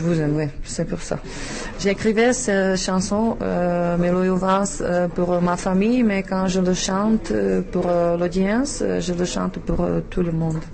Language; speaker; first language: French; non-native, learner; Czech